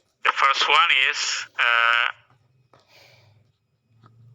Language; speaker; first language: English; non-native, fluent; Indonesian